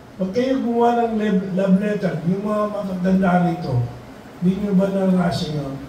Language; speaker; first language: Filipino; native; Filipino